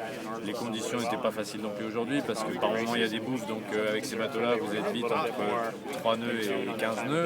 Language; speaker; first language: French; native; French